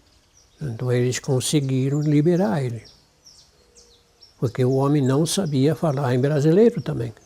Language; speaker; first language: Portuguese; non-native, local second language; German